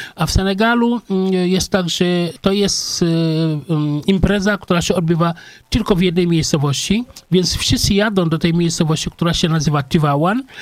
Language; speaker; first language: Polish; non-native, fluent; Wolof